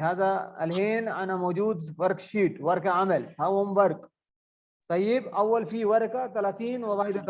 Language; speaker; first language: Arabic; non-native, learner; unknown